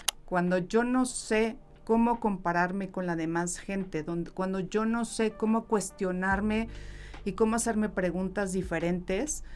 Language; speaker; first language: Spanish; native; Spanish